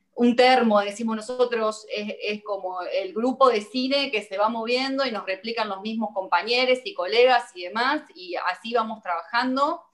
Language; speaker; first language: Spanish; native; Spanish